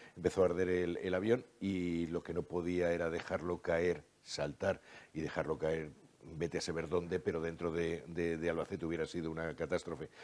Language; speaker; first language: Spanish; native; Spanish